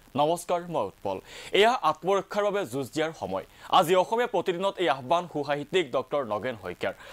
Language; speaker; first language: Assamese; native; Assamese